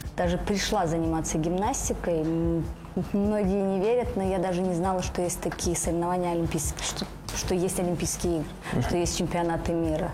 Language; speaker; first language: Russian; native; Russian